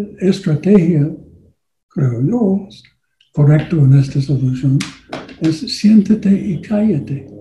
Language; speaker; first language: Spanish; non-native, learner; English